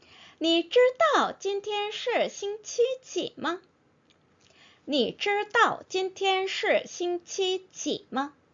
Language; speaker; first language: Chinese; non-native, fluent; Korean